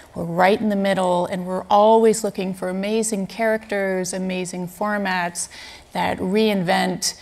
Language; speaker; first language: English; native; English